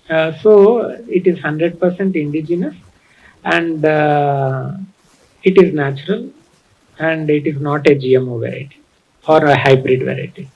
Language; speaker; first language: English; non-native, local second language; Telugu